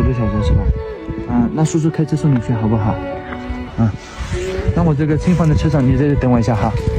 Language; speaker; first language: Chinese; native; Chinese